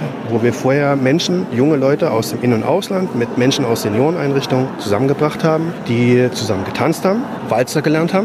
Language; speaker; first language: German; native; German